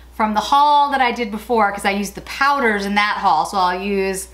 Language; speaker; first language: English; native; English